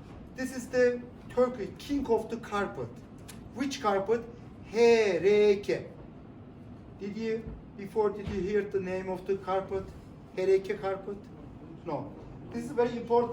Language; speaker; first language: English; non-native, learner; Turkish